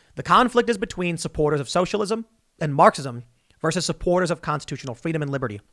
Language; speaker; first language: English; native; English